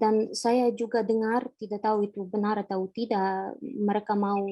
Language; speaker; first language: Indonesian; non-native, fluent; Ukrainian